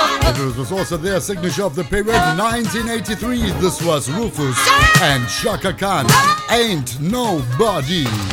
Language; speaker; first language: English; non-native, fluent; Italian